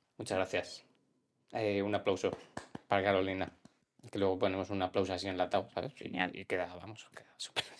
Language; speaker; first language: Spanish; native; Spanish